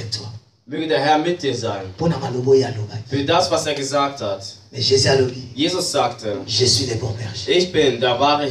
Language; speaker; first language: German; non-native, learner; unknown